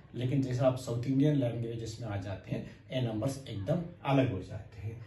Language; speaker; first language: Hindi; non-native, local second language; Kannada